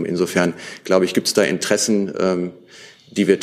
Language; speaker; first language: German; native; German